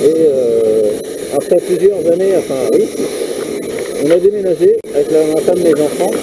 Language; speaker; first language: French; native; French